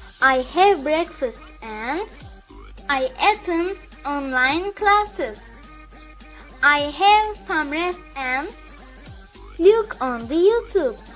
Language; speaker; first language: English; non-native, learner; Turkish